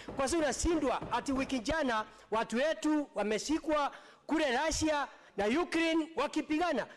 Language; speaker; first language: Swahili; non-native, local second language; Embu